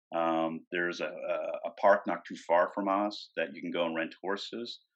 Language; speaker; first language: English; native; English